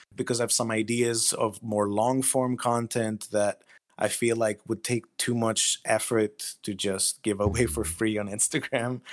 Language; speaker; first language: English; non-native, fluent; Greek